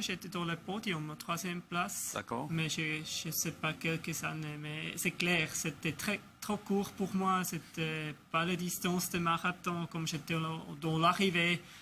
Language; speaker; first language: French; non-native, local second language; German